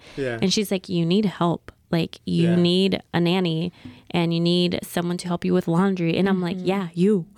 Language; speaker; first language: English; native; English